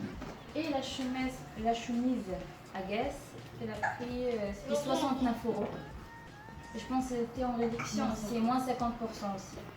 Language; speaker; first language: French; non-native, fluent; Arabic